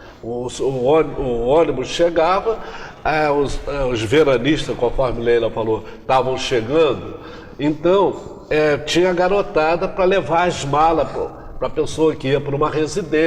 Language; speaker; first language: Portuguese; native; Portuguese